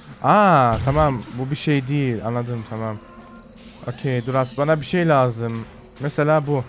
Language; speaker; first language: Turkish; early bilingual, heritage; Turkish